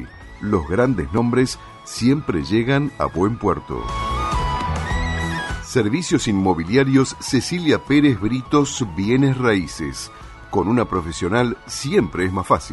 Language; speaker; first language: Spanish; native; Spanish